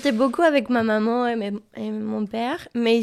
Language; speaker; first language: French; non-native, learner; Spanish